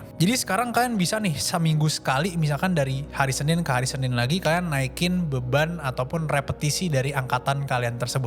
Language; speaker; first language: Indonesian; native; Indonesian